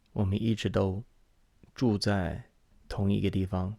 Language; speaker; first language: Chinese; non-native, fluent; English